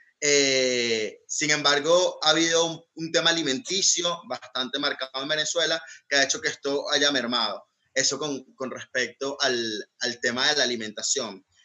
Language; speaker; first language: Spanish; native; Spanish